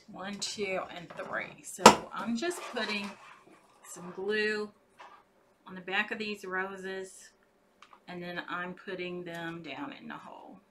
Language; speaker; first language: English; native; English